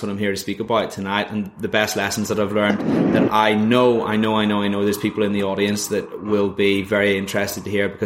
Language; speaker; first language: English; native; English